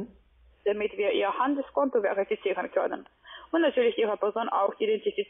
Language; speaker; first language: German; non-native, fluent; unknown